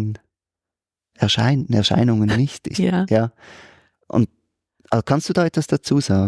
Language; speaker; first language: German; native; German